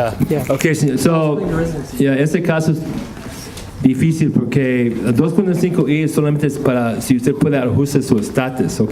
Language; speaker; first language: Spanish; non-native, fluent; English